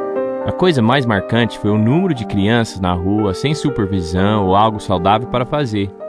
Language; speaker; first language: Portuguese; non-native, fluent; English